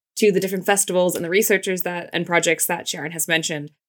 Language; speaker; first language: English; native; English